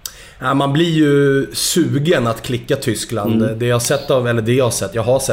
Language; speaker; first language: Swedish; native; Swedish